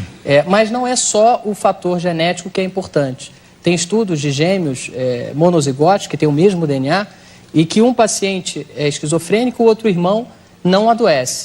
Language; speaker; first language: Portuguese; native; Portuguese